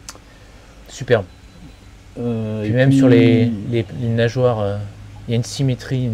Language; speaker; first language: French; native; French